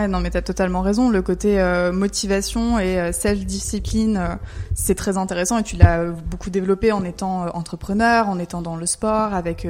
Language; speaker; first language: French; native; French